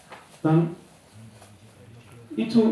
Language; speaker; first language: Indonesian; non-native, learner; Dutch